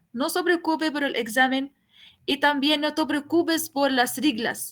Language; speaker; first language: Spanish; non-native, fluent; Arabic